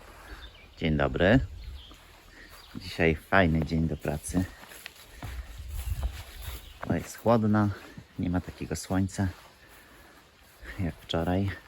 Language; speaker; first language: Polish; native; Polish